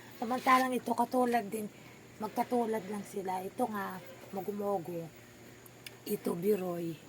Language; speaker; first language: Filipino; native; Filipino